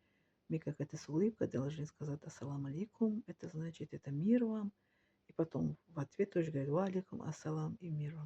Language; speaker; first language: Russian; non-native, learner; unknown